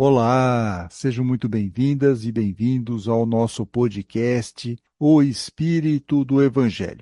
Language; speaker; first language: Portuguese; native; Portuguese